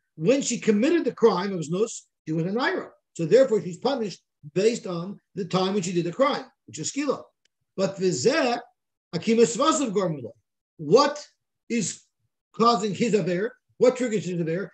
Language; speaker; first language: English; native; English